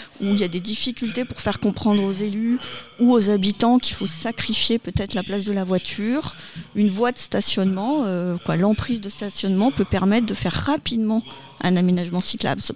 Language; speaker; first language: French; native; French